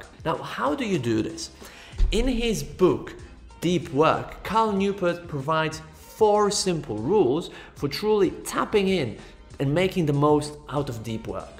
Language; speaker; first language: English; non-native, fluent; Polish